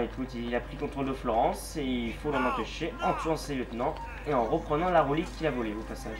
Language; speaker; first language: French; native; French